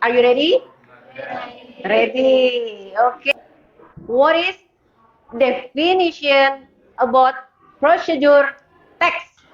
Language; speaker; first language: English; non-native, learner; Indonesian